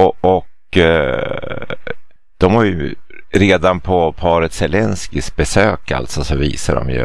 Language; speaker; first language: Swedish; native; Swedish